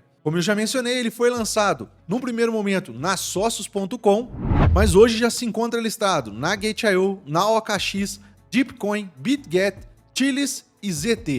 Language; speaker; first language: Portuguese; native; Portuguese